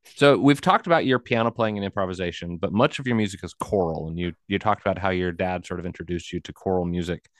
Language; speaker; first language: English; native; English